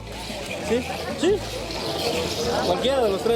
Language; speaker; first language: Spanish; native; Spanish